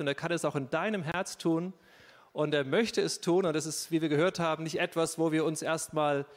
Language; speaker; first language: German; native; German